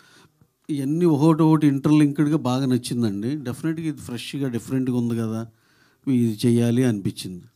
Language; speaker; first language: Telugu; native; Telugu